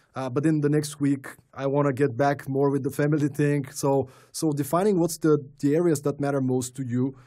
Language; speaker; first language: English; non-native, fluent; Bulgarian